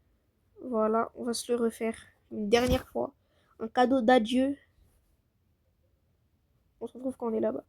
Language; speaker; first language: French; native; French